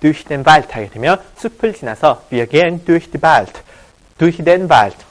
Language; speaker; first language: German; non-native, fluent; Korean